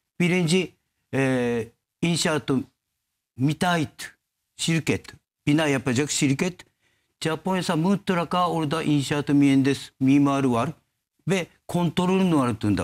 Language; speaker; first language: Turkish; non-native, learner; Japanese